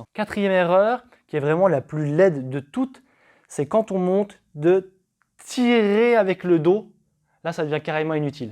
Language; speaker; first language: French; native; French